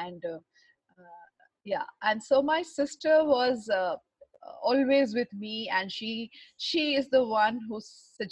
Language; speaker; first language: English; non-native, local second language; Hindi